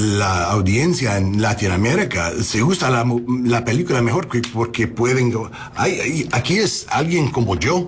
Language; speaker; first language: Spanish; non-native, learner; English